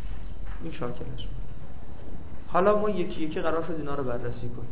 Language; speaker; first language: Persian; native; Persian